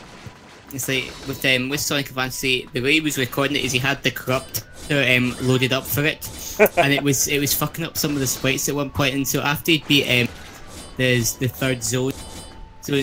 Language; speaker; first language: English; native; English